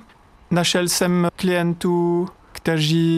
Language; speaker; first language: Czech; non-native, fluent; French